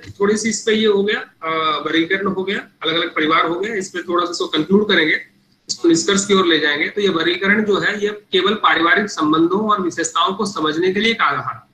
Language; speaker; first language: Hindi; native; Hindi